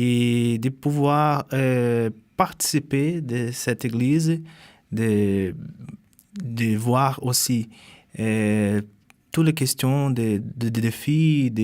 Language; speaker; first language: French; non-native, fluent; Portuguese